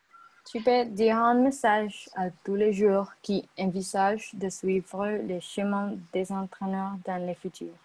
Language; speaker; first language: French; non-native, learner; Spanish